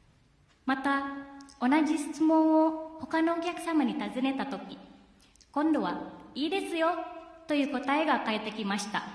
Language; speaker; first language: Japanese; non-native, fluent; Indonesian